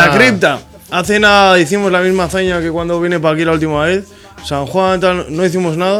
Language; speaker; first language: Spanish; native; Spanish